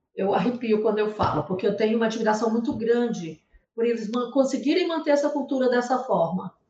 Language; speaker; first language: Portuguese; native; Portuguese